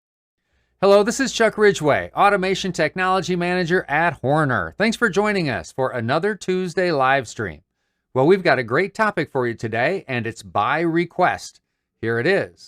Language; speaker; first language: English; native; English